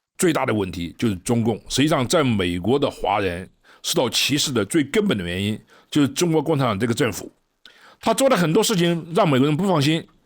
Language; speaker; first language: Chinese; native; Chinese